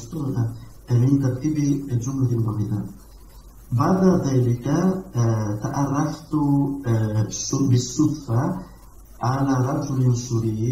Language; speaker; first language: Arabic; non-native, learner; Italian